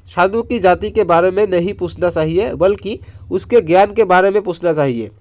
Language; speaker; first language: Hindi; non-native, local second language; Assamese